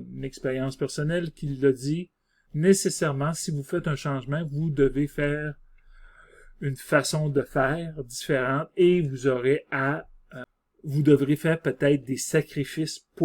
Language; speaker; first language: French; native; French